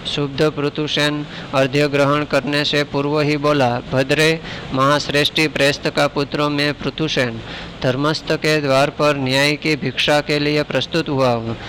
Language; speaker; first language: Hindi; non-native, local second language; Gujarati